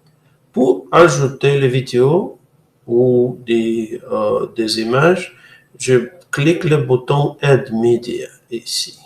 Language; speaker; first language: French; non-native, fluent; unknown